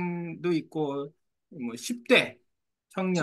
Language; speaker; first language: Korean; native; Korean